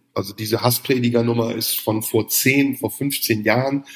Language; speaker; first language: German; early bilingual, other home language; Turkish